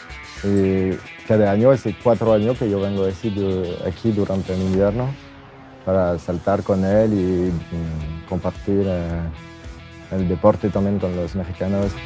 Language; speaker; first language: Spanish; non-native, fluent; French